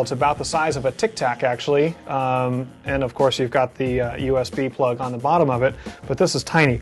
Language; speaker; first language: English; native; English